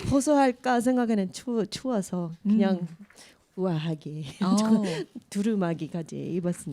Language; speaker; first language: Korean; non-native, fluent; English